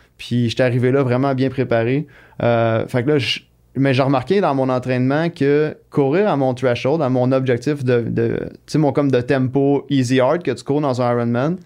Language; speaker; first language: French; native; French